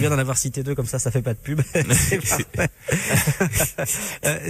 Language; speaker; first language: French; native; French